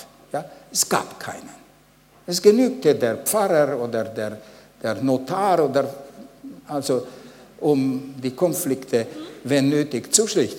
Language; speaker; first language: German; non-native, fluent; Hungarian